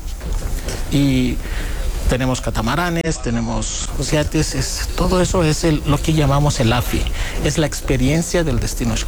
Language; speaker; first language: Spanish; non-native, fluent; Greek